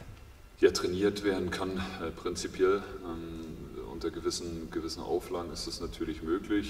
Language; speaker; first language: German; native; German